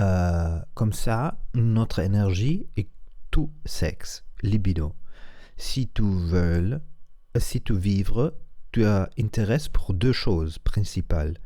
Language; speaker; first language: French; non-native, learner; Spanish